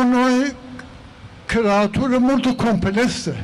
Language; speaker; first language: Italian; non-native, fluent; Persian